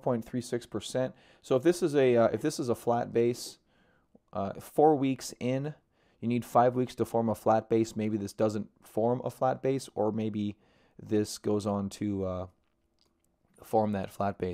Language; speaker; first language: English; native; English